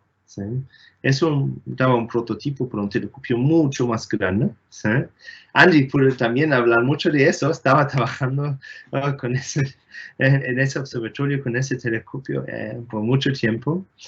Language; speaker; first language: Spanish; non-native, fluent; German